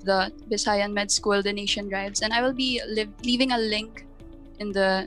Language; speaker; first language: English; non-native, local second language; Filipino